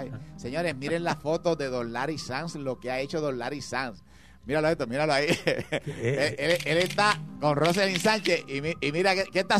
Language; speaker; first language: Spanish; native; Spanish